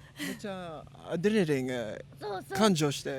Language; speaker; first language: Japanese; non-native, learner; English